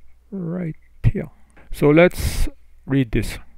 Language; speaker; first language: English; non-native, fluent; French